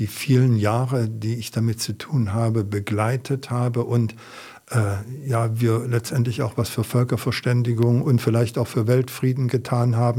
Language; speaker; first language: German; native; German